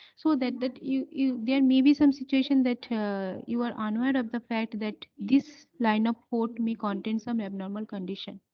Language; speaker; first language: English; non-native, local second language; Bangla